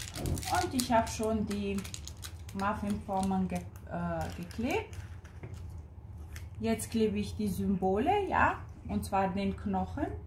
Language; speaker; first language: German; non-native, fluent; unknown